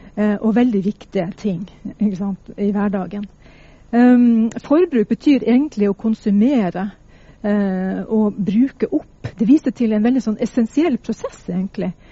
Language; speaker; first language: Norwegian; native; Norwegian